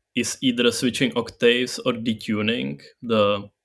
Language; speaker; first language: English; non-native, fluent; Czech